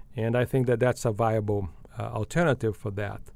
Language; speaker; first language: English; non-native, fluent; Portuguese